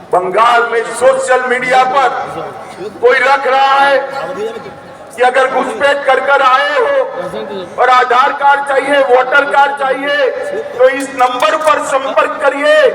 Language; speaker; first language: Hindi; non-native, local second language; Gujarati